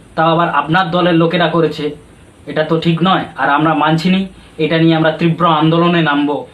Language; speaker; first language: Bangla; non-native, local second language; Santali